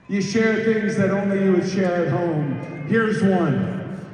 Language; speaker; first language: English; native; English